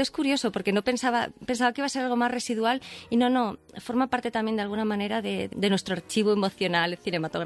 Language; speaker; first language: Spanish; native; Spanish